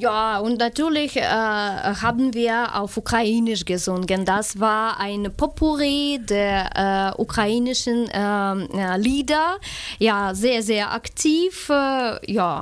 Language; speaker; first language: German; non-native, fluent; Ukrainian